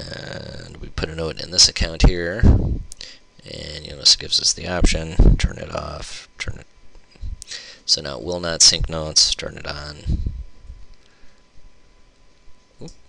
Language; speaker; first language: English; native; English